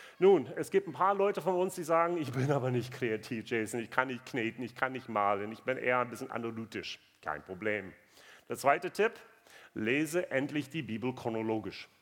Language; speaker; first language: German; non-native, fluent; English